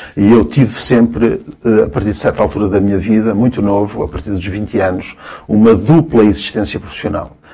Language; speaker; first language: Portuguese; early bilingual, other home language; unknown